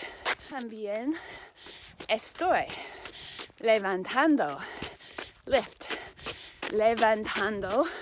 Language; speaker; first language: Spanish; non-native, learner; English